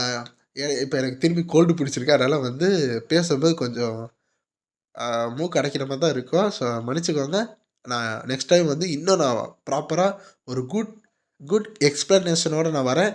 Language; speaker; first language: Tamil; native; Tamil